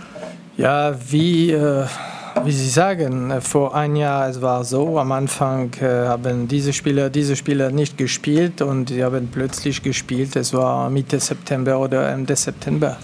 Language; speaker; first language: German; non-native, local second language; French